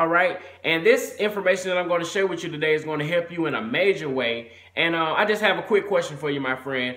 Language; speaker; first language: English; native; English